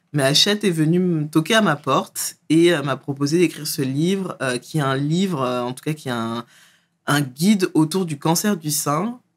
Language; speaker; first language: French; native; French